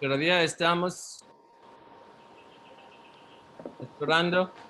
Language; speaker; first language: Spanish; non-native, learner; Portuguese